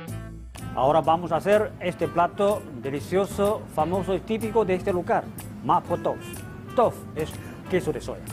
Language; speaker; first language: Spanish; non-native, fluent; Chinese